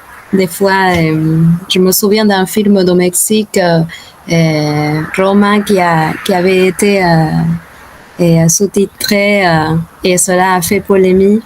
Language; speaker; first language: French; non-native, fluent; Spanish